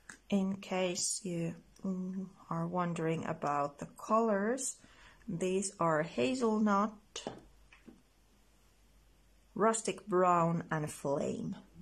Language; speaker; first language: English; non-native, fluent; Finnish